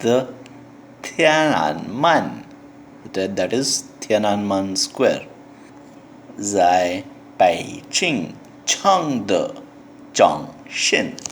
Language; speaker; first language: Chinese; non-native, learner; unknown